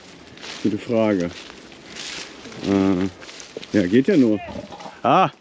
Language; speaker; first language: German; native; German